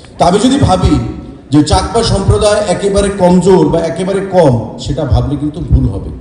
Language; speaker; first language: Bangla; native; Bangla